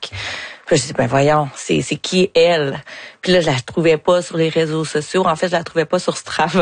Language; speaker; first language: French; native; French